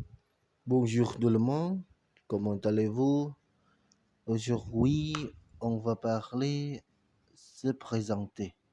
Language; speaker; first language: French; non-native, learner; Indonesian